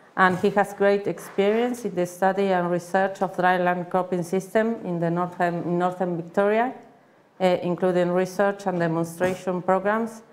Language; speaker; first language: English; non-native, fluent; Spanish